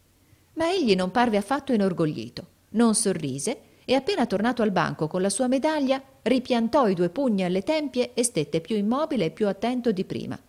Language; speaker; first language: Italian; native; Italian